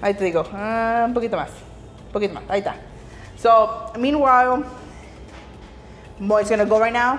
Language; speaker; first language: Spanish; early bilingual, heritage; Spanish